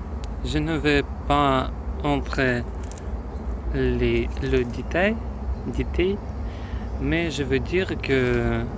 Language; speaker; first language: French; non-native, learner; Russian